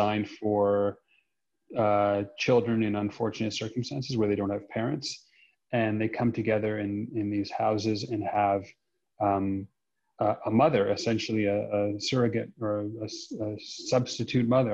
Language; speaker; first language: English; native; English